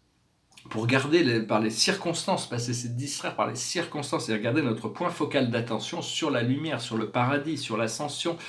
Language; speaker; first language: French; native; French